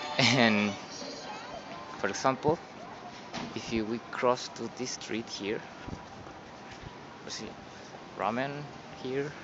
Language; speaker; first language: English; non-native, learner; Spanish